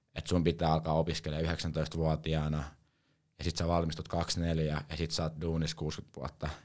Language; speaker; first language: Finnish; native; Finnish